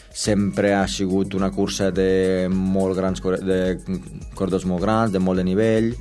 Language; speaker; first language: Catalan; non-native, fluent; Romanian